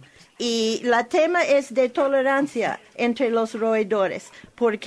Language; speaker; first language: Spanish; non-native, learner; English